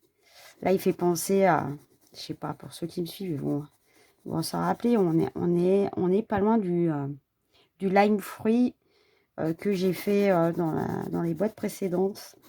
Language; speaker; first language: French; native; French